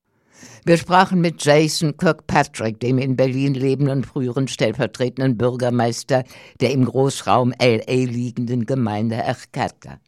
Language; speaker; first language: German; native; German